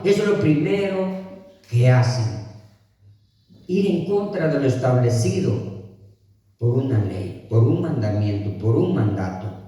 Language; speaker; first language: Spanish; native; Spanish